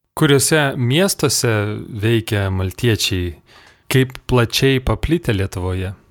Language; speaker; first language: Lithuanian; native; Lithuanian